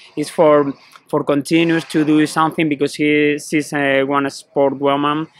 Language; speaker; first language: English; non-native, fluent; Spanish